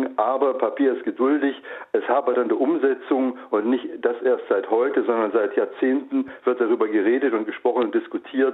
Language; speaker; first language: German; native; German